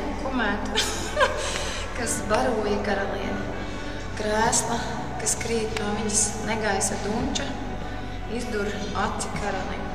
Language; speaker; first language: Latvian; native; Latvian